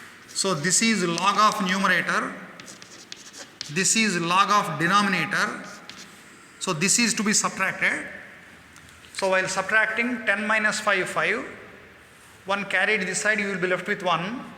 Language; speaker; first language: English; non-native, local second language; Kannada